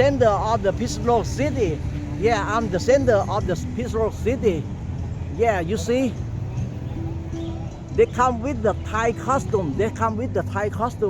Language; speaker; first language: English; non-native, learner; Thai